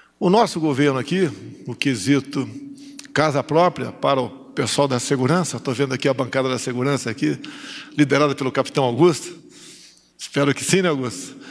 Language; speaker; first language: Portuguese; native; Portuguese